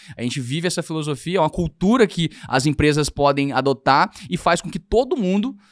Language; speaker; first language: Portuguese; native; Portuguese